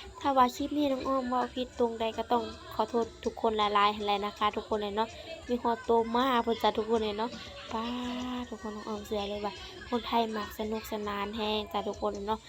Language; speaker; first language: Thai; non-native, local second language; Lao